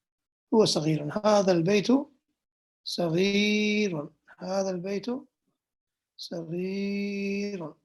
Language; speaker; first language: Arabic; non-native, fluent; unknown